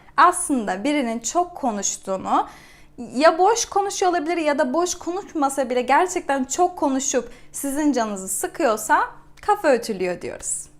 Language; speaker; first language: Turkish; native; Turkish